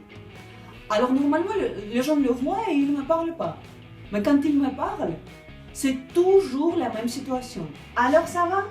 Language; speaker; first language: French; non-native, fluent; Ukrainian